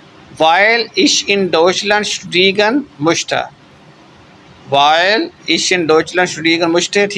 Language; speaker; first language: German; non-native, fluent; Urdu